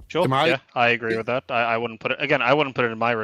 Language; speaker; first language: English; native; English